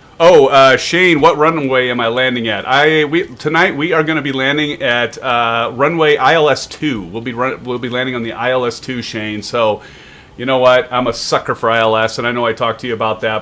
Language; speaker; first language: English; native; English